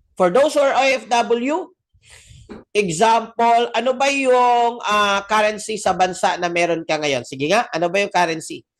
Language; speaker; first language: Filipino; non-native, local second language; Cebuano